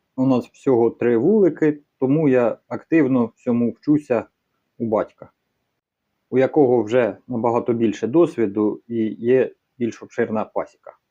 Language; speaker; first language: Ukrainian; native; Ukrainian